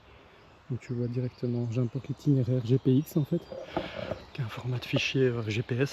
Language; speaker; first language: French; native; French